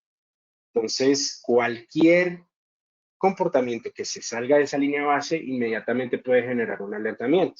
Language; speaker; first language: Spanish; native; Spanish